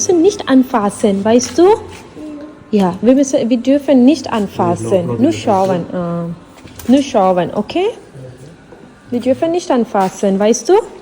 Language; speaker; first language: German; non-native, learner; Telugu